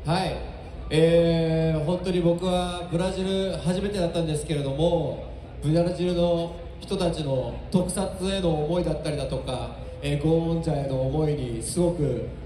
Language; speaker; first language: Japanese; native; Japanese